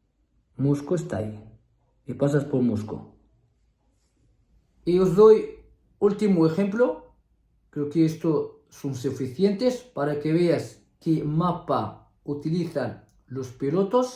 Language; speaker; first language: Spanish; non-native, fluent; Arabic